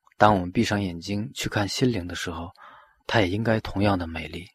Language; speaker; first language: Chinese; non-native, local second language; Mongolian